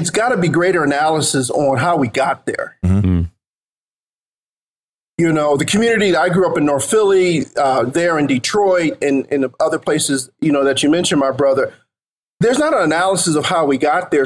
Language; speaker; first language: English; native; English